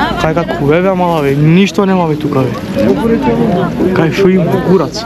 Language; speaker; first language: Macedonian; non-native, local second language; Romany